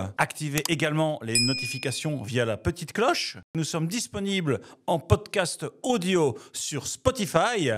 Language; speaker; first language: French; native; French